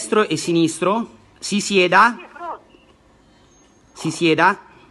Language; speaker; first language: Italian; native; Italian